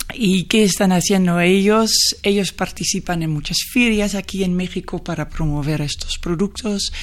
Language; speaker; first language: Spanish; non-native, fluent; Dutch